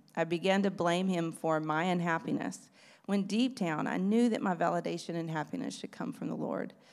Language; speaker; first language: English; native; English